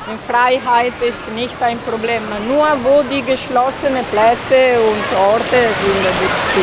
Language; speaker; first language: German; non-native, learner; Italian